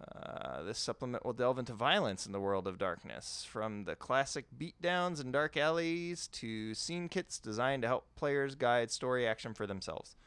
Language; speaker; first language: English; native; English